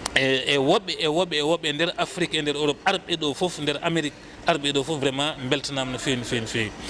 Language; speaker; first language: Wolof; non-native, local second language; Fula